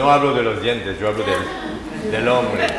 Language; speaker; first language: Spanish; non-native, learner; French